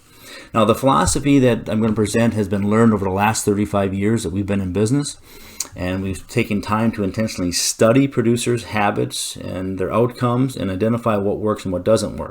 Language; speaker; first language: English; native; English